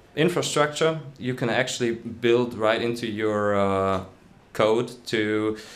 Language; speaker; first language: English; non-native, fluent; German